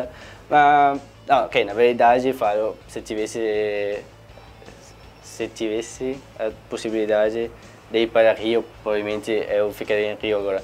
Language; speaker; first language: Portuguese; non-native, fluent; Italian